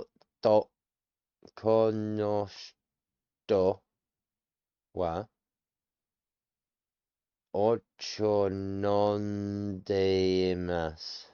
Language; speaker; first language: Japanese; non-native, learner; English